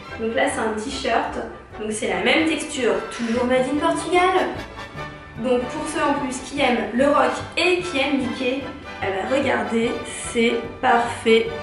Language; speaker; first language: French; early bilingual, other home language; Portuguese